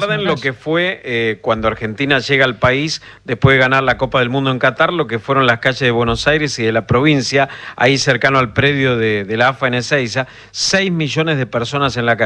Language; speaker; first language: Spanish; native; Spanish